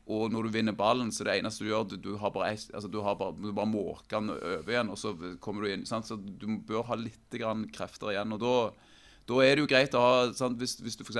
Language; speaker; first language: Norwegian; native; Norwegian